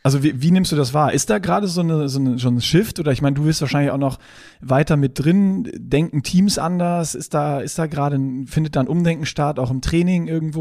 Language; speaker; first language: German; native; German